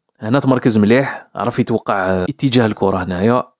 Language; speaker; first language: Arabic; native; Arabic